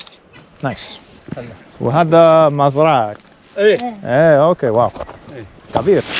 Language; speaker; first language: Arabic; non-native, learner; English